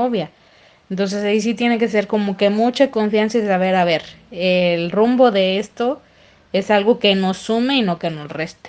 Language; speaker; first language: Spanish; native; Spanish